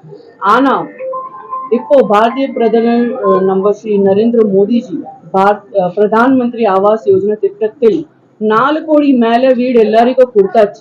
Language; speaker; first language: Tamil; non-native, learner; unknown